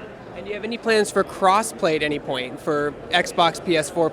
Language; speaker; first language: English; native; English